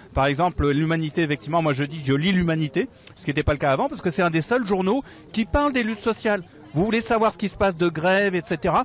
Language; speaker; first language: French; native; French